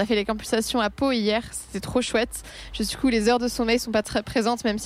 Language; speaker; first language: French; native; French